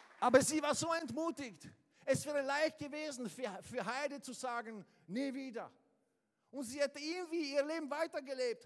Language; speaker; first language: German; non-native, fluent; Italian